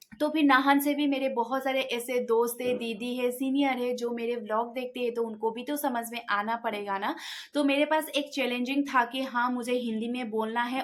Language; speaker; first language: Hindi; non-native, local second language; Nepali